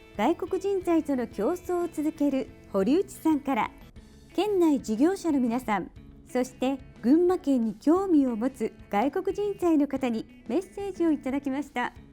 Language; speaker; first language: Japanese; native; Japanese